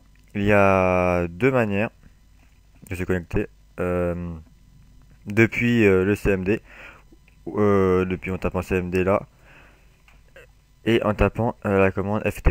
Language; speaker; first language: French; native; French